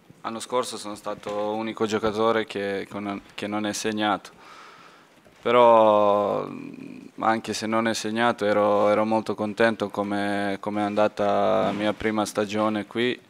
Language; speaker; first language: Italian; non-native, fluent; Serbian